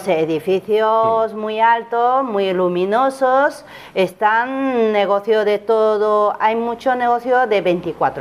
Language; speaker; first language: Spanish; non-native, learner; Chinese